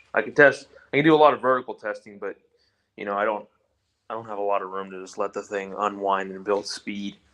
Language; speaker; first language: English; native; English